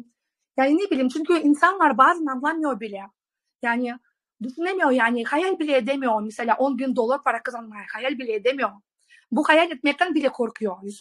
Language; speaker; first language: Turkish; non-native, fluent; Russian